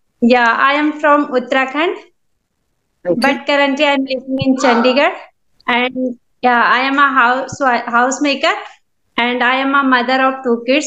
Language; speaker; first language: English; non-native, learner; Hindi